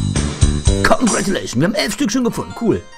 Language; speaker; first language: German; native; German